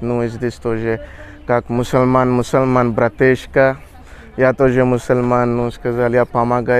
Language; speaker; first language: Russian; non-native, learner; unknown